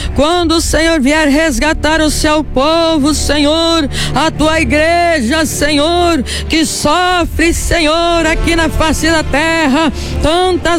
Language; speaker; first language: Portuguese; native; Portuguese